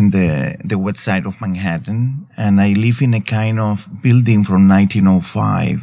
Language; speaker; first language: English; non-native, fluent; Spanish